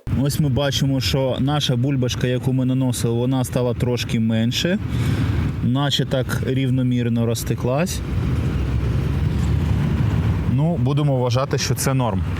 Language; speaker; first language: Ukrainian; native; Ukrainian